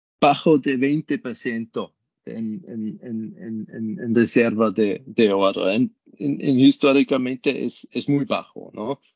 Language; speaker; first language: Spanish; non-native, learner; German